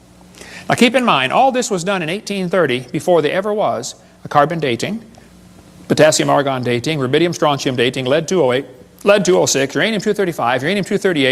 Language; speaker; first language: English; native; English